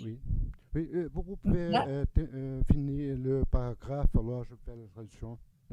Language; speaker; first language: French; non-native, fluent; Portuguese